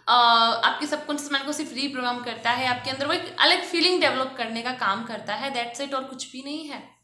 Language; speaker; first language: Hindi; native; Hindi